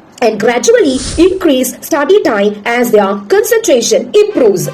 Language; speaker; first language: English; non-native, local second language; Tamil